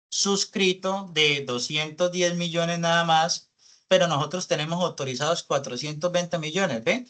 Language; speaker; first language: Spanish; native; Spanish